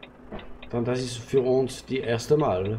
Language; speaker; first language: German; non-native, learner; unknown